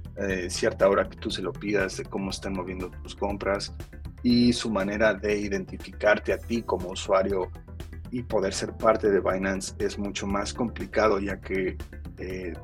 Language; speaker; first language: Spanish; early bilingual, heritage; Spanish